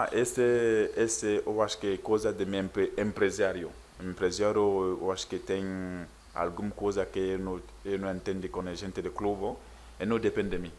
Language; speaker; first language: Portuguese; non-native, learner; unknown